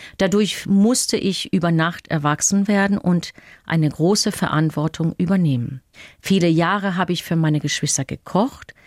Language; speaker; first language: German; non-native, fluent; English